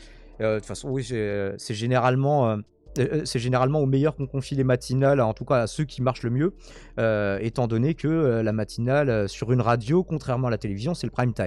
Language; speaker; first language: French; native; French